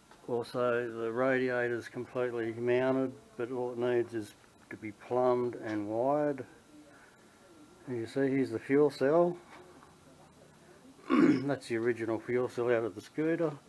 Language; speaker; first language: English; native; English